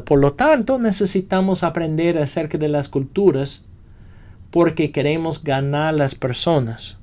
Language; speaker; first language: Spanish; non-native, fluent; English